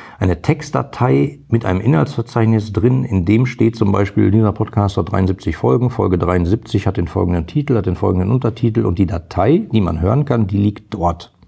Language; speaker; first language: German; native; German